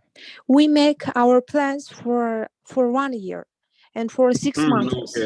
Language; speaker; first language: English; non-native, learner; Russian